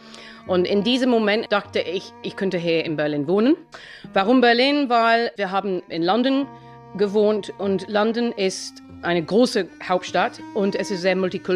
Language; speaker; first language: German; non-native, fluent; English